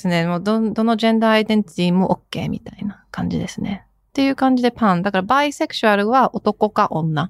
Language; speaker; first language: Japanese; early bilingual, heritage; Japanese